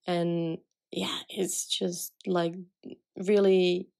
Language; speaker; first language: English; non-native, fluent; Czech